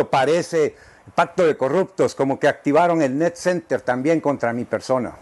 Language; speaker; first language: Spanish; native; Spanish